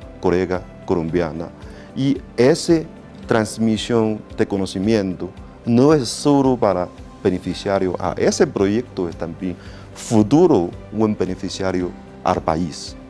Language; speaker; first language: Spanish; non-native, learner; Chinese